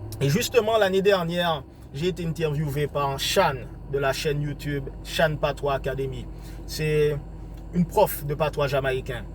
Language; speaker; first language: French; native; French